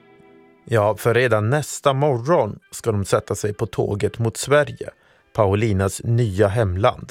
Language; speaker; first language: Swedish; native; Swedish